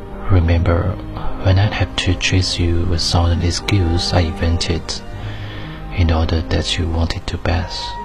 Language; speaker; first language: English; non-native, fluent; Chinese